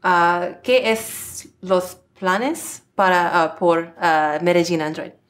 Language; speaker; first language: Spanish; non-native, learner; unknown